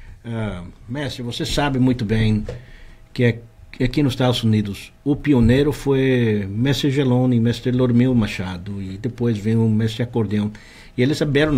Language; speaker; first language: Portuguese; non-native, learner; Spanish